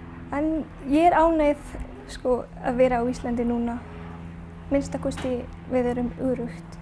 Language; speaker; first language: Icelandic; non-native, learner; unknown